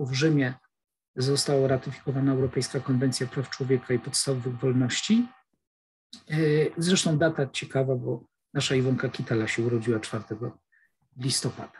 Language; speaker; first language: Polish; native; Polish